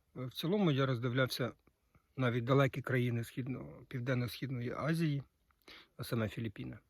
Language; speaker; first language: Ukrainian; native; Ukrainian